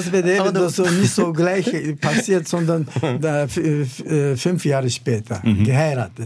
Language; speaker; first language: German; non-native, fluent; Japanese